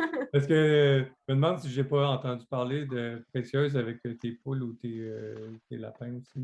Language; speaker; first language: French; native; French